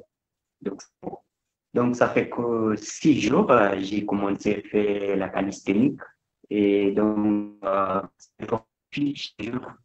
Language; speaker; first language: French; non-native, fluent; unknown